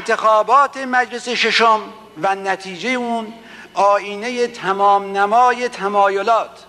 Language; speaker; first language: Persian; native; Persian